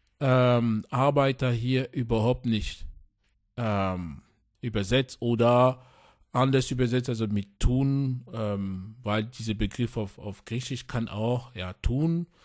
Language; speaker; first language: German; non-native, fluent; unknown